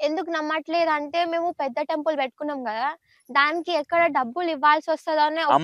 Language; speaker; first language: Telugu; non-native, local second language; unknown